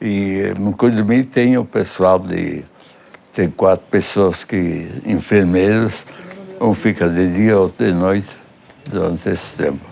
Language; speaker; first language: Portuguese; early bilingual, other home language; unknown